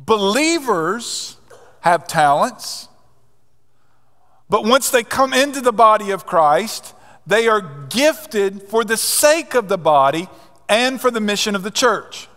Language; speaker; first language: English; native; English